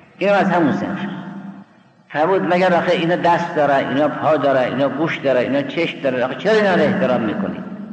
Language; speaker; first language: Persian; native; Persian